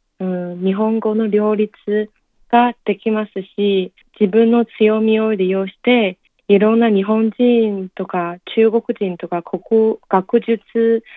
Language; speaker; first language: Japanese; non-native, learner; Chinese